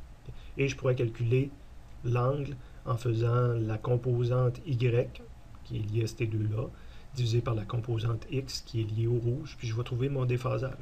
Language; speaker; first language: French; native; French